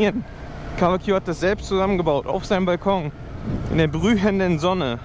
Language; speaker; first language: German; native; German